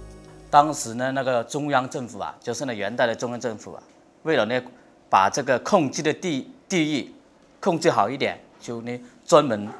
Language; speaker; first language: Chinese; native; Chinese